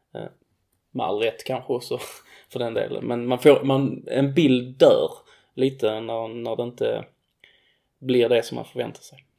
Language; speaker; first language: Swedish; native; Swedish